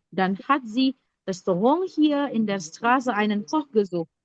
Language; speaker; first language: German; non-native, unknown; Indonesian